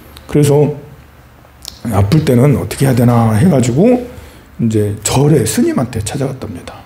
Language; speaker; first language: Korean; native; Korean